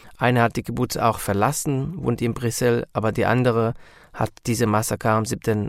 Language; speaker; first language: German; non-native, learner; Hebrew